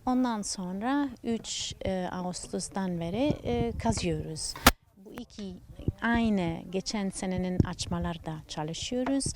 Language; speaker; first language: Turkish; non-native, learner; Italian